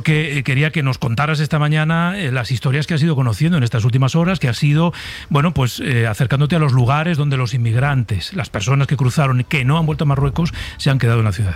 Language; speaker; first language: Spanish; native; Spanish